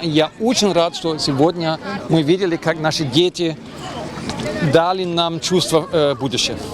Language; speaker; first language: Russian; non-native, learner; German